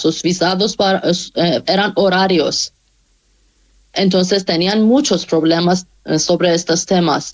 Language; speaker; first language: Spanish; non-native, fluent; Persian